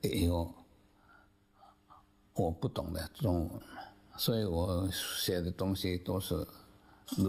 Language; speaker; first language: Chinese; non-native, local second language; Min Nan Chinese